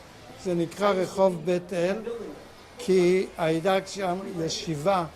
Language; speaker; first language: Hebrew; non-native, local second language; Yiddish